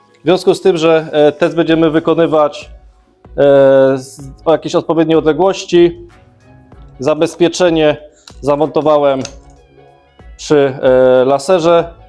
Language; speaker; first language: Polish; native; Polish